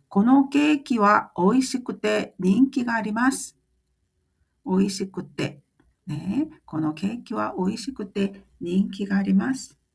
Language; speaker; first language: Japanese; non-native, fluent; Korean